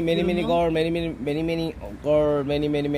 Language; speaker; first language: English; non-native, learner; Korean